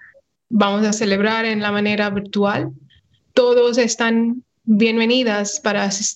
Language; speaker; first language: Spanish; non-native, fluent; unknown